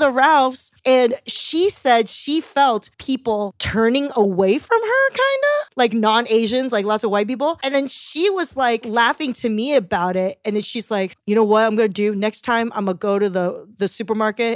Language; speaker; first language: English; early bilingual, other home language; Chinese